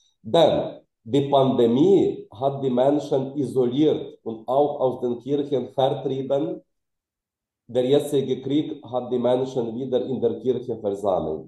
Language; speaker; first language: German; non-native, fluent; Ukrainian